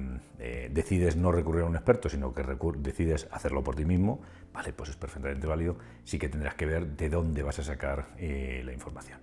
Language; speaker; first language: Spanish; native; Spanish